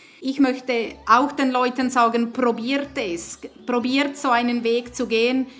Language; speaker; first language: German; native; German